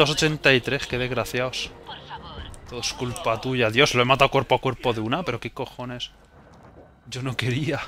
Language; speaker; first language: Spanish; native; Spanish